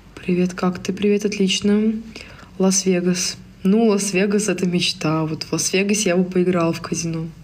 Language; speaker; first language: Russian; native; Russian